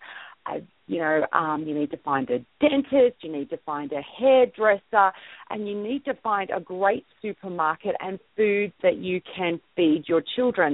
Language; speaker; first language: English; native; English